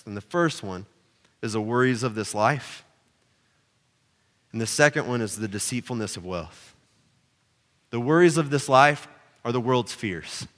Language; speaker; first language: English; native; English